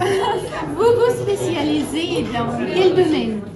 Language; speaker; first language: French; non-native, fluent; Russian